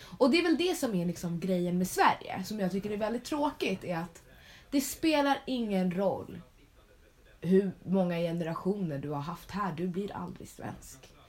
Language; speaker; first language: Swedish; early bilingual, other home language; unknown